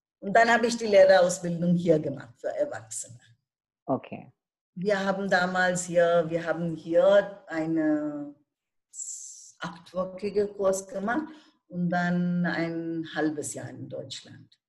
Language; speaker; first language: German; non-native, fluent; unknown